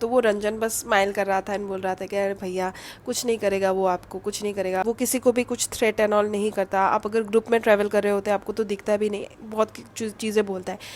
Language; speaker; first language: Hindi; non-native, local second language; Bangla